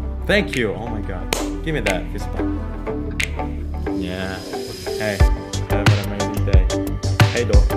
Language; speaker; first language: English; non-native, fluent; Indonesian